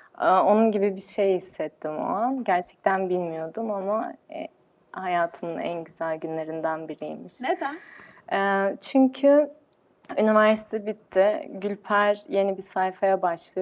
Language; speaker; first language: Turkish; early bilingual, heritage; Turkish